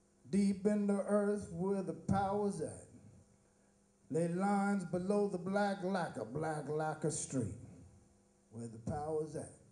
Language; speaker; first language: English; native; English